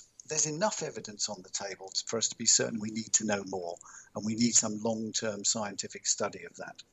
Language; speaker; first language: English; native; English